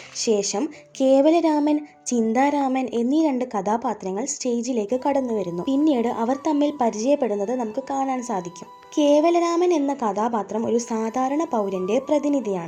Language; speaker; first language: Malayalam; native; Malayalam